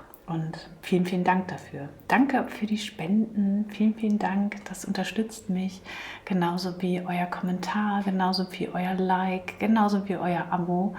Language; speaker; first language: German; native; German